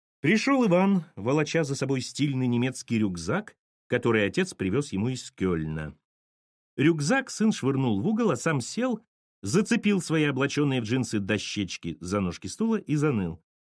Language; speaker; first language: Russian; native; Russian